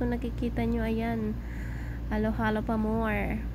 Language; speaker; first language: Filipino; native; Filipino